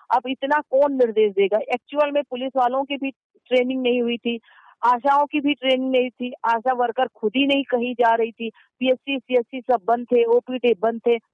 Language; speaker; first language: Hindi; native; Hindi